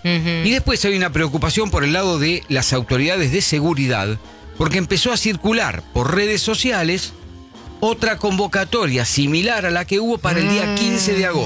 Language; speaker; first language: Spanish; native; Spanish